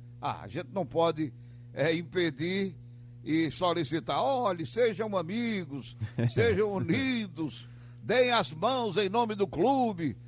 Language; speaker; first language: Portuguese; native; Portuguese